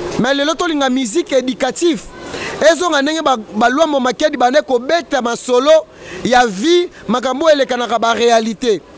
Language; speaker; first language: Lingala; native; Lingala